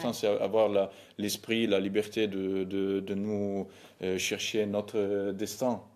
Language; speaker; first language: French; non-native, fluent; Italian